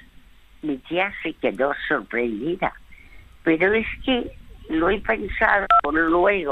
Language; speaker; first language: Spanish; early bilingual, other home language; French